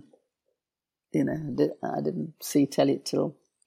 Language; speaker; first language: English; native; English